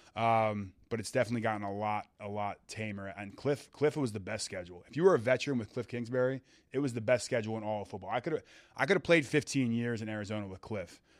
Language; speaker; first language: English; native; English